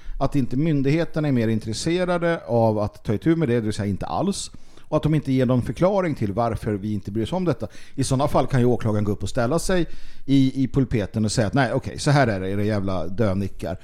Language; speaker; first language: Swedish; native; Swedish